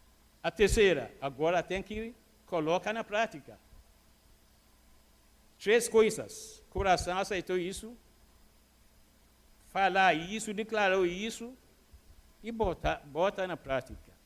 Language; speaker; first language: Portuguese; non-native, fluent; Arabic